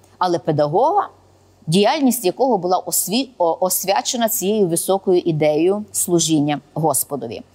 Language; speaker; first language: Ukrainian; native; Ukrainian